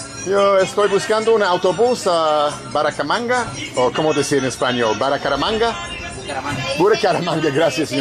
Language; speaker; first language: Spanish; non-native, learner; English